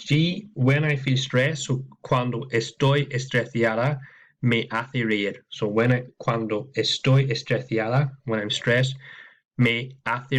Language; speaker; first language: Spanish; non-native, fluent; English